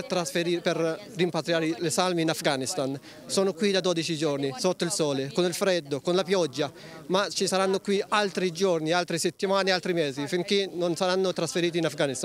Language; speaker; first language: Italian; non-native, fluent; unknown